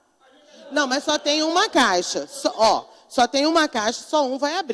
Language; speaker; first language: Portuguese; native; Portuguese